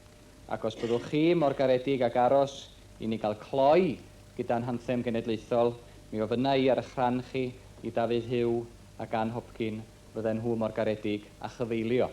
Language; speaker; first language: Welsh; native; Welsh